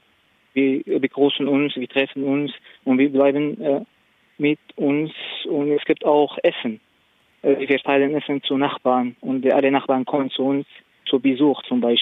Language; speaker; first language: German; non-native, learner; Arabic